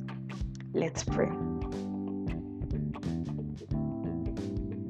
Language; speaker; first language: English; non-native, local second language; Yoruba